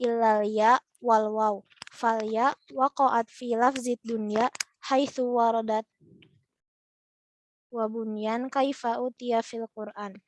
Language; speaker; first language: Arabic; non-native, learner; Indonesian